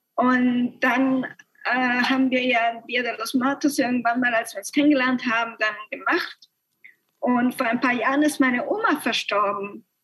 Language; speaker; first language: German; early bilingual, other home language; Spanish